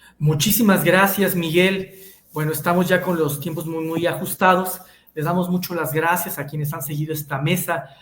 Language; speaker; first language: Spanish; native; Spanish